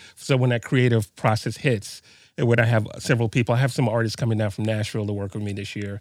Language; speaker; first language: English; native; English